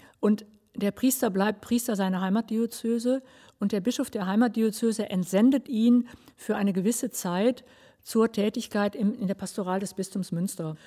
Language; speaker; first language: German; native; German